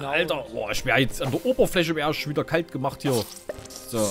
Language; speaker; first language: German; native; German